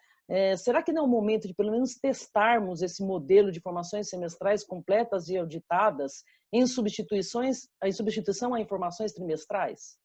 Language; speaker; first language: Portuguese; native; Portuguese